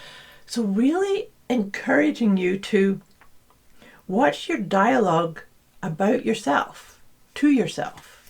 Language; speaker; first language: English; native; English